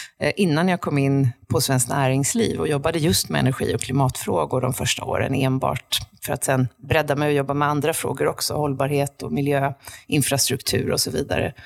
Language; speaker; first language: Swedish; native; Swedish